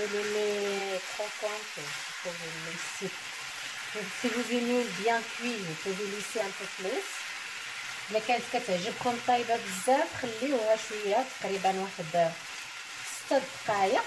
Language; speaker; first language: French; non-native, local second language; Arabic